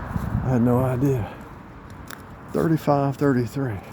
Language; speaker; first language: English; native; English